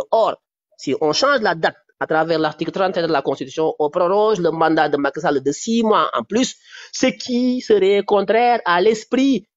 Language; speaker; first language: French; non-native, local second language; Wolof